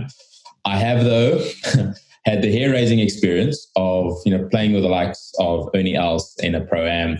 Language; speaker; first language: English; native; English